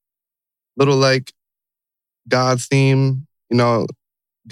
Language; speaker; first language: English; native; English